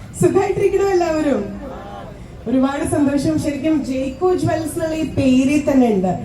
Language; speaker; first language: Malayalam; native; Malayalam